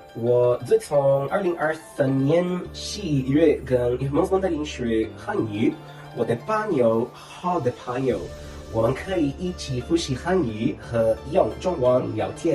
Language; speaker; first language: Chinese; non-native, learner; Portuguese